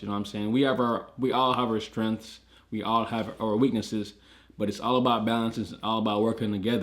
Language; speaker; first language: English; native; English